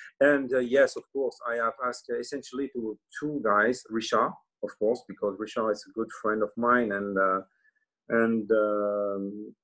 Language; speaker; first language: English; non-native, learner; French